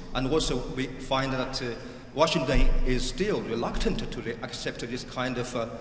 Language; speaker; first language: English; non-native, fluent; Chinese